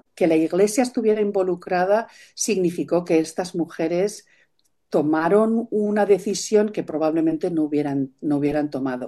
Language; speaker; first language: Spanish; native; Spanish